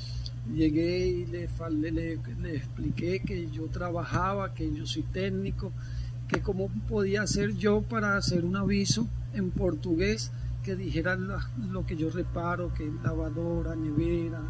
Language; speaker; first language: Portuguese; non-native, learner; Spanish